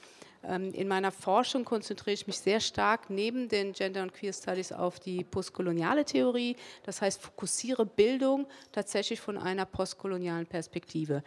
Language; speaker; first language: German; early bilingual, other home language; Spanish